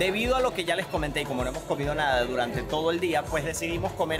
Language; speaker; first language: Spanish; native; Spanish